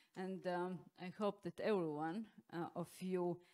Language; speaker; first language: English; non-native, fluent; Latvian